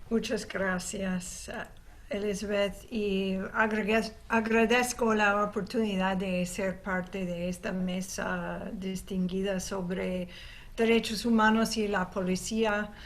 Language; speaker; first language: Spanish; non-native, fluent; English